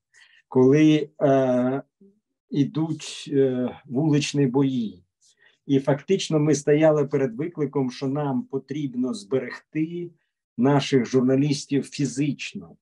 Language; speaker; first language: Ukrainian; native; Ukrainian